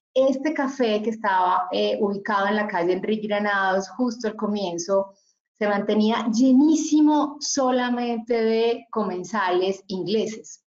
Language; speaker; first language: Spanish; native; Spanish